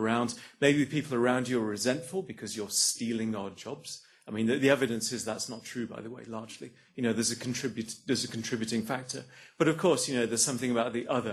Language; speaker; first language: English; native; English